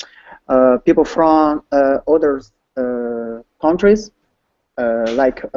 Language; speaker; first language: English; non-native, learner; Portuguese